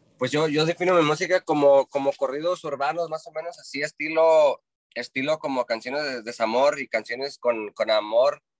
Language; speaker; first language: Spanish; early bilingual, heritage; Spanish